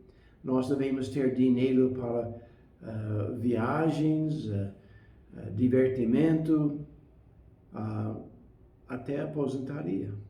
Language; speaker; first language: Portuguese; non-native, fluent; English